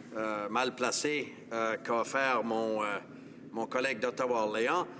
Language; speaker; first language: French; non-native, local second language; English